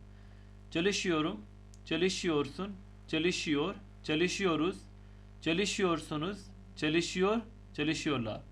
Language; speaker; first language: Turkish; non-native, fluent; Urdu